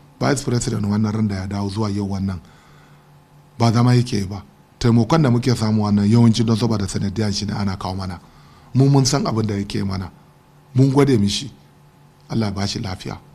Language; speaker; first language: Hausa; non-native, local second language; Kanuri